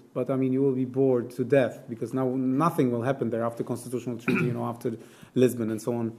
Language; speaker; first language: English; non-native, fluent; Polish